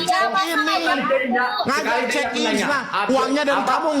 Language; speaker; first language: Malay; non-native, local second language; Sundanese